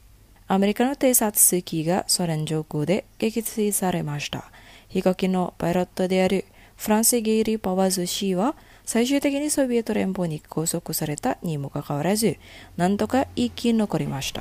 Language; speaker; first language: Japanese; non-native, fluent; Indonesian